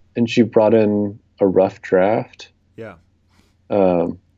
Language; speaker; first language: English; native; English